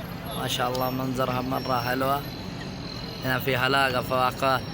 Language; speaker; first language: Arabic; non-native, learner; Saraiki